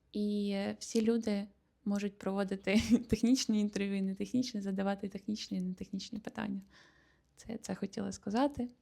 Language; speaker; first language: Ukrainian; native; Ukrainian